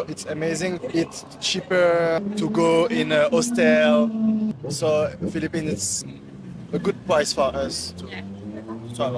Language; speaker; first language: English; non-native, learner; French